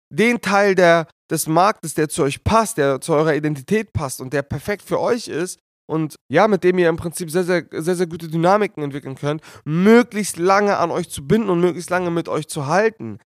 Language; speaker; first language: German; native; German